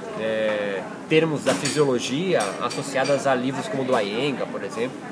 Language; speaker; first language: Portuguese; native; Portuguese